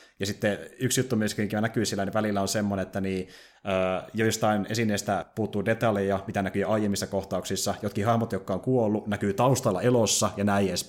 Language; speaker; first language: Finnish; native; Finnish